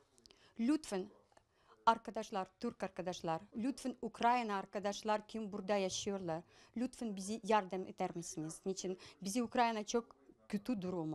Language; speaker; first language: Turkish; non-native, learner; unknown